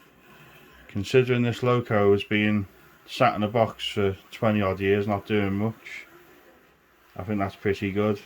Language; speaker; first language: English; native; English